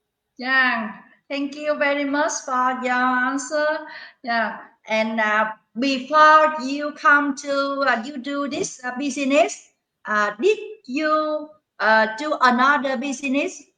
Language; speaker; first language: English; non-native, learner; Vietnamese